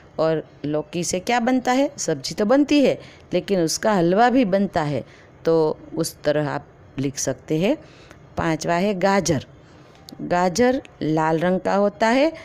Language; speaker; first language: Hindi; non-native, local second language; Gujarati